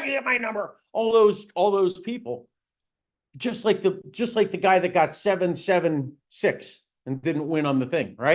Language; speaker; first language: English; native; English